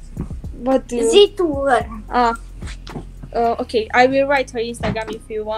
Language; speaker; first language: English; non-native, learner; Romanian